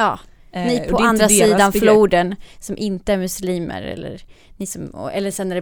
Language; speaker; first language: Swedish; native; Swedish